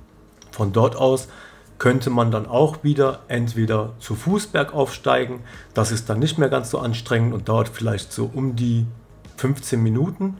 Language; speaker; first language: German; native; German